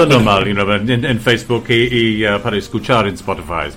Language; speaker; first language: Spanish; non-native, fluent; English